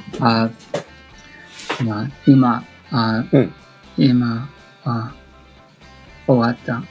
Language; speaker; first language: Japanese; non-native, learner; English